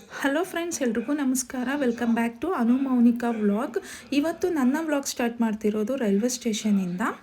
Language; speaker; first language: Kannada; non-native, local second language; Telugu